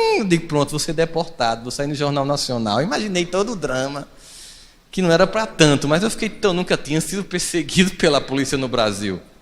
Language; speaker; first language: Portuguese; native; Portuguese